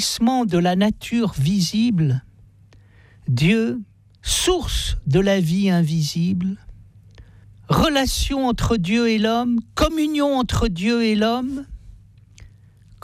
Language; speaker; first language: French; native; French